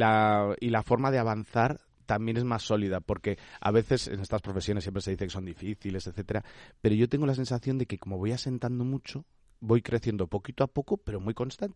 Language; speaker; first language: Spanish; native; Spanish